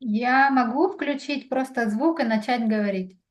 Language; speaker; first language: Russian; native; Russian